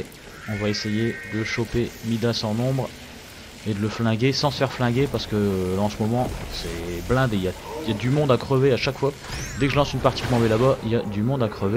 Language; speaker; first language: French; native; French